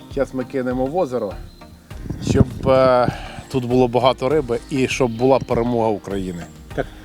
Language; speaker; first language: Ukrainian; native; Ukrainian